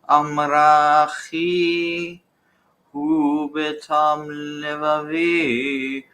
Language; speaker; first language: Hebrew; non-native, learner; English